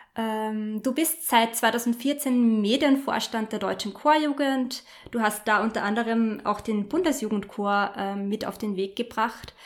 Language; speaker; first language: German; native; German